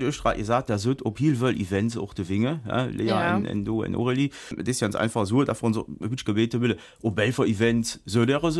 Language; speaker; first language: German; native; German